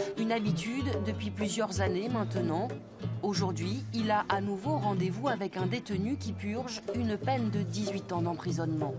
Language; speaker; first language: French; native; French